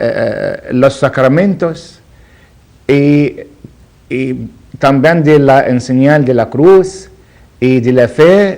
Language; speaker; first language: Spanish; non-native, learner; Arabic